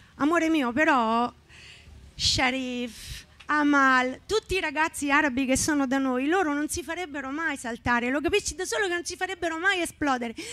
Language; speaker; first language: Italian; native; Italian